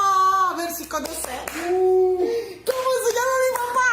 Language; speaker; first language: Spanish; non-native, fluent; Papiamento